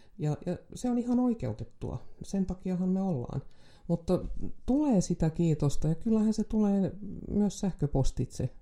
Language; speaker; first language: Finnish; non-native, local second language; Swedish